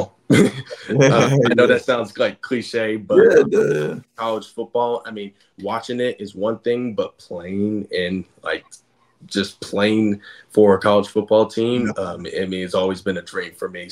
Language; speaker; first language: English; native; English